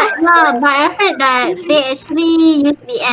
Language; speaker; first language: English; non-native, local second language; Malay